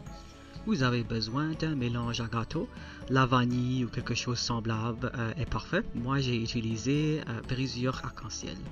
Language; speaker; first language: French; non-native, local second language; English